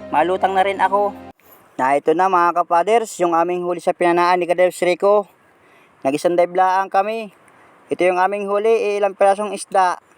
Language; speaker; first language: Filipino; native; Filipino